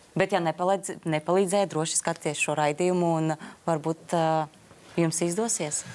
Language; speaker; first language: Latvian; non-native, local second language; Russian